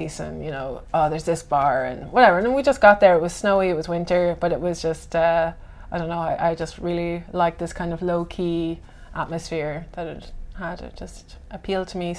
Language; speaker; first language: English; native; English